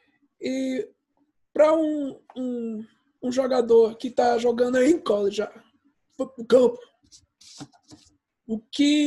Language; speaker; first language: Portuguese; early bilingual, heritage; Portuguese